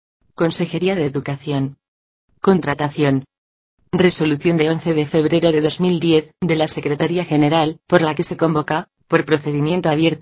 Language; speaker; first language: Spanish; native; Spanish